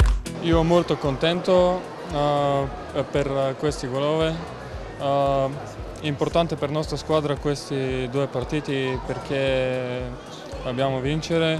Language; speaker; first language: Italian; non-native, learner; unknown